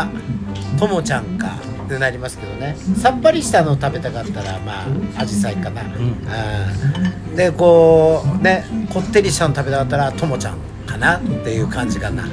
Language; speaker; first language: Japanese; native; Japanese